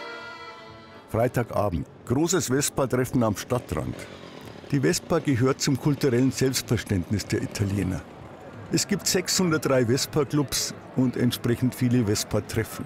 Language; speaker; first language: German; native; German